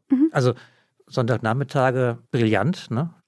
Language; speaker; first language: German; native; German